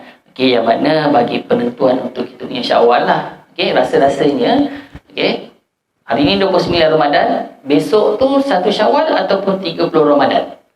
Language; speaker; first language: Malay; native; Malay